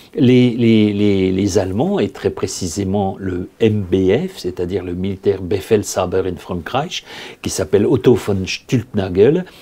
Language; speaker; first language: French; native; French